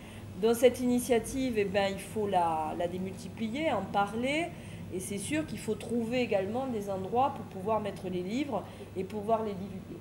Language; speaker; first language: French; native; French